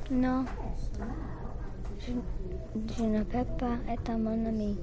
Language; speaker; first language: French; non-native, learner; English